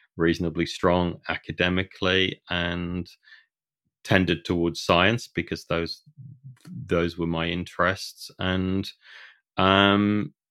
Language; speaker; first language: English; native; English